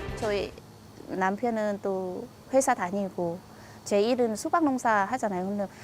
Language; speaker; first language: Korean; non-native, learner; Vietnamese